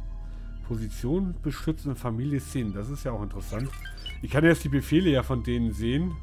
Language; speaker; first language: German; native; German